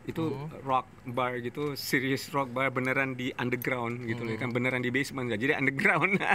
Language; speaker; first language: Indonesian; non-native, fluent; English